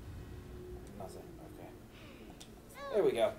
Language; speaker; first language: English; native; English